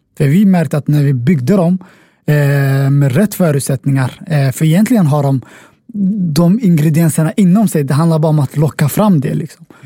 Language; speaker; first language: Swedish; early bilingual, other home language; Somali